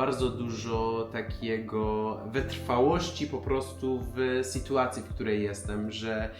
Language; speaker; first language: Polish; non-native, fluent; Persian